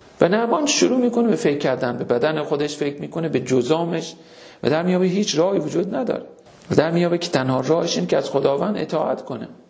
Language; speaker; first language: Persian; native; Persian